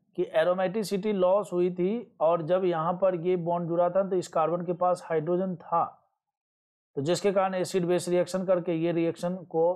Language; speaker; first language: Hindi; native; Hindi